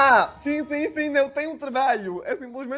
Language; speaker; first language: Portuguese; non-native, fluent; Italian